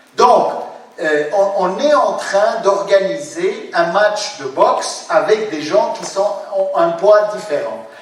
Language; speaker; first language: French; non-native, local second language; Arabic